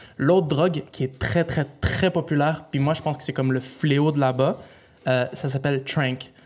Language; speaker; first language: French; native; French